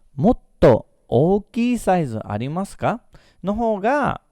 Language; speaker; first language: Japanese; non-native, fluent; English